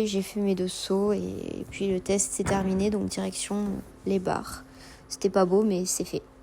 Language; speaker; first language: French; native; French